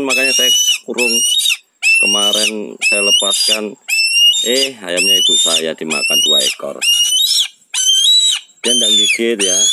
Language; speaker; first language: Malay; native; Malay